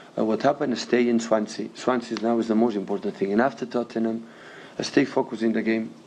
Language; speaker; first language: English; non-native, fluent; Catalan